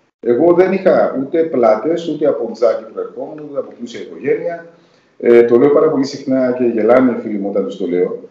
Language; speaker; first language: Greek; native; Greek